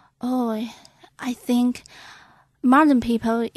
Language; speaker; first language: English; non-native, learner; Chinese